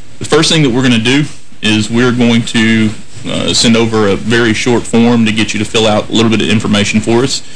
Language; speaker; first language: English; native; English